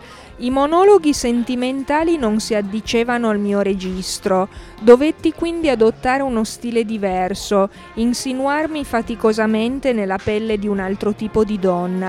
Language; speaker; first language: Italian; native; Italian